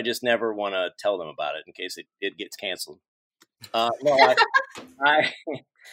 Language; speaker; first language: English; native; English